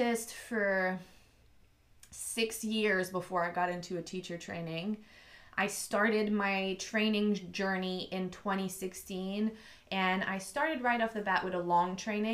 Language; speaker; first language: English; non-native, fluent; French